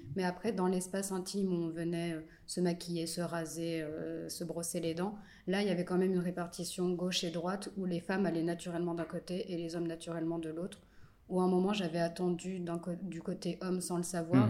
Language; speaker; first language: French; native; French